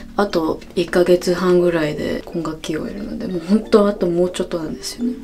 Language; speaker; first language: Japanese; early bilingual, heritage; Japanese